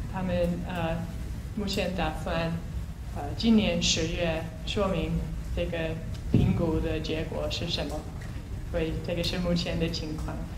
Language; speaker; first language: Chinese; non-native, fluent; English